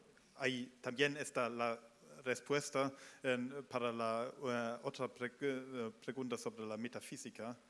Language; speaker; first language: Spanish; non-native, fluent; German